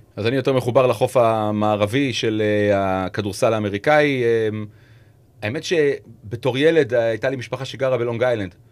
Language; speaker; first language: Hebrew; native; Hebrew